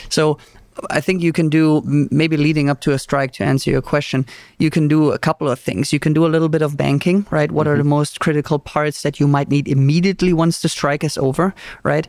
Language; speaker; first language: English; non-native, fluent; German